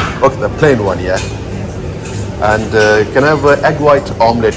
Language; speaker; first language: English; non-native, fluent; Urdu